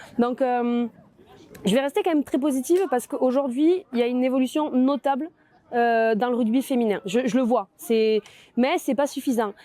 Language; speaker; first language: French; native; French